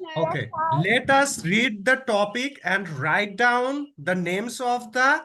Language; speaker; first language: English; non-native, local second language; Bangla